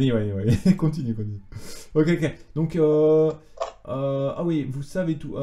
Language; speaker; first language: French; native; French